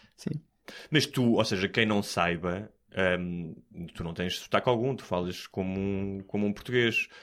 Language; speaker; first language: Portuguese; native; Portuguese